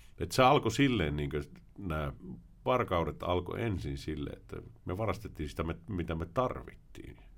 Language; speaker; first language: Finnish; early bilingual, heritage; Finnish